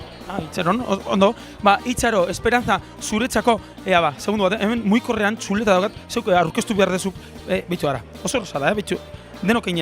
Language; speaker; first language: Basque; native; Basque